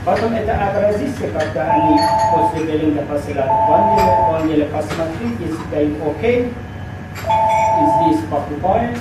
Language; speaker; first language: Russian; non-native, learner; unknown